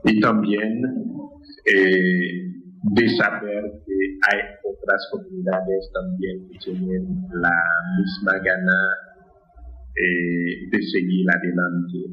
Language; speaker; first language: Spanish; non-native, fluent; Haitian Creole